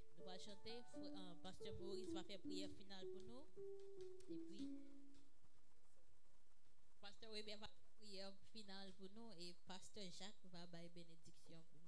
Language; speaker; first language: French; non-native, local second language; Haitian Creole